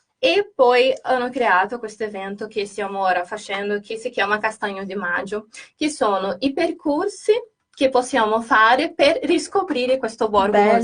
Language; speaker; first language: Italian; non-native, fluent; Portuguese